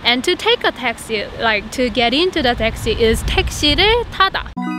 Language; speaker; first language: English; non-native, fluent; Korean